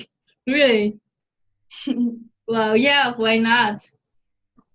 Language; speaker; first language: English; non-native, fluent; Vietnamese